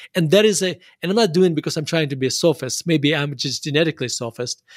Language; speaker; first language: English; non-native, fluent; Russian